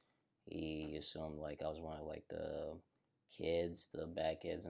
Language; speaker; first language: English; non-native, local second language; Yoruba